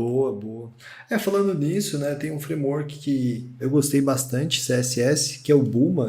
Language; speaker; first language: Portuguese; native; Portuguese